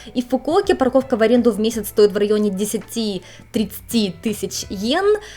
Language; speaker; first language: Russian; native; Russian